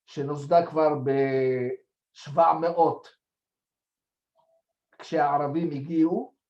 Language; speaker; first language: Hebrew; non-native, fluent; French